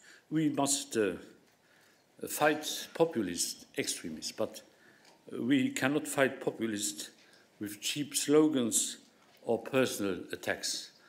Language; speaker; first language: English; non-native, fluent; Luxembourgish